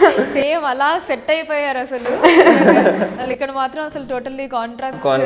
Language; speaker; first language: Telugu; native; Telugu